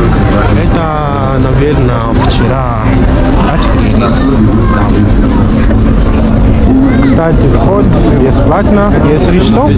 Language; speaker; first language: Russian; non-native, fluent; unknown